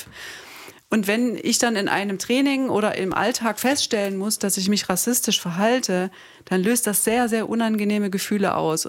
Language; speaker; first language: German; native; German